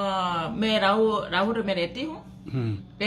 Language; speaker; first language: Hindi; non-native, learner; Korean